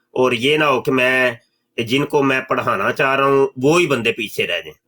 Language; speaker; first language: Urdu; non-native, local second language; Punjabi